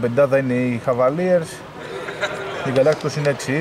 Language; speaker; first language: Greek; native; Greek